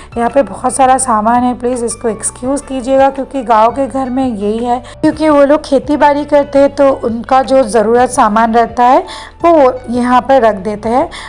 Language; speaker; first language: Hindi; non-native, local second language; Bangla